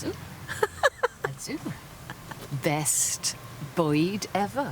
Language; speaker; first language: Welsh; non-native, learner; English